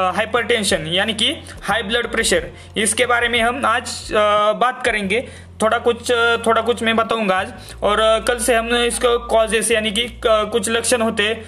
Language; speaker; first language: Hindi; non-native, local second language; Marathi